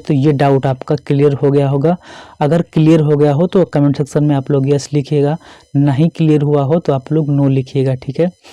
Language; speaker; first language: Hindi; native; Hindi